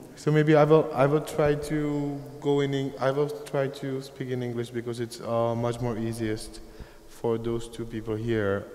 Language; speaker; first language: English; non-native, fluent; Czech